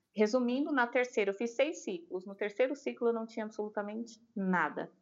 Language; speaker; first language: Portuguese; native; Portuguese